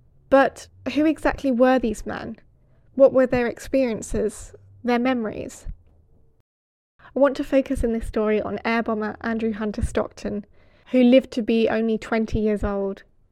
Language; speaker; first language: English; native; English